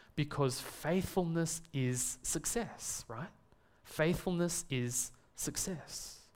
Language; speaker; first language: English; native; English